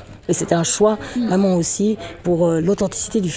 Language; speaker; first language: French; native; French